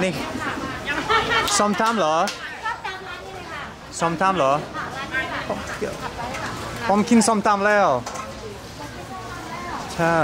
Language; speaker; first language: Thai; non-native, learner; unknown